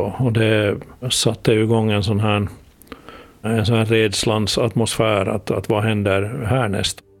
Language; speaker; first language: Swedish; native; Swedish